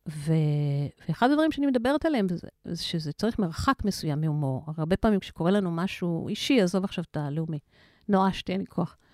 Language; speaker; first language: Hebrew; native; Hebrew